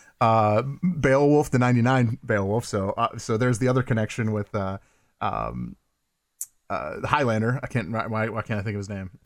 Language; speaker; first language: English; native; English